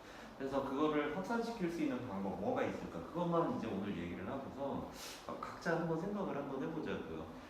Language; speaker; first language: Korean; native; Korean